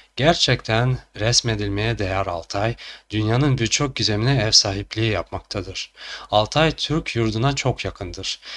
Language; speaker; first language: Turkish; non-native, fluent; Chuvash